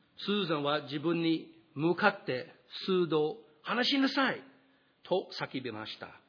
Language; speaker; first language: Japanese; non-native, fluent; English